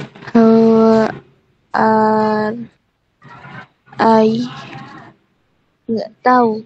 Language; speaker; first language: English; non-native, learner; Indonesian